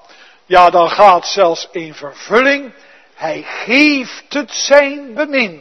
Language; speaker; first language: Dutch; native; Dutch